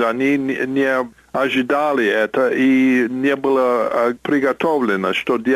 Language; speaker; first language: Russian; non-native, fluent; English